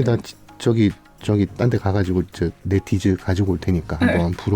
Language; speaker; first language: Korean; native; Korean